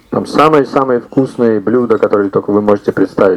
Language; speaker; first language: Russian; native; Russian